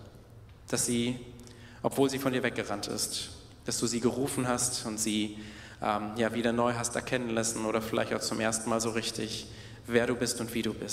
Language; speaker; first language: German; native; German